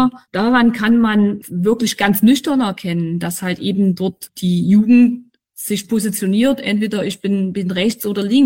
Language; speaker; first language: German; native; German